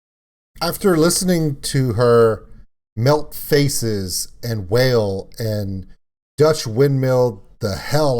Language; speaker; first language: English; native; English